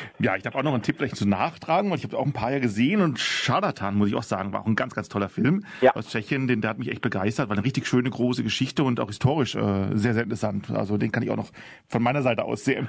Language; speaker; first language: German; native; German